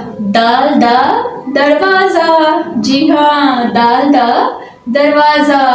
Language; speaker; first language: Urdu; non-native, local second language; Punjabi